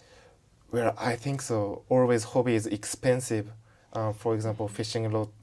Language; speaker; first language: English; non-native, learner; Japanese